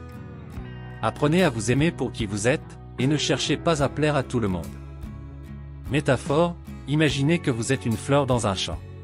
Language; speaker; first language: French; native; French